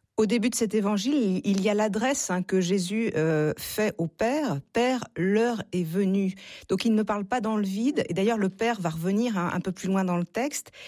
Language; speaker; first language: French; native; French